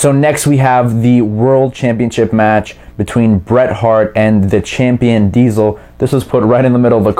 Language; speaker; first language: English; native; English